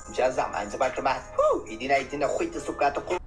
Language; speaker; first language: Turkish; non-native, learner; Arabic